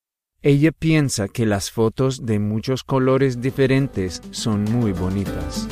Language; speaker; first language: Spanish; non-native, fluent; English